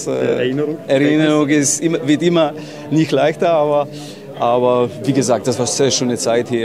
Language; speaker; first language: German; non-native, fluent; Polish